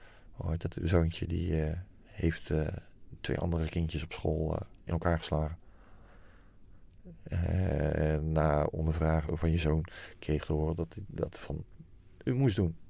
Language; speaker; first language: Dutch; native; Dutch